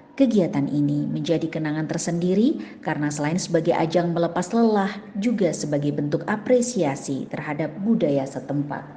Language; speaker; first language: Indonesian; native; Indonesian